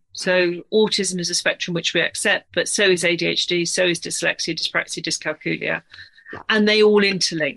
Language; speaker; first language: English; native; English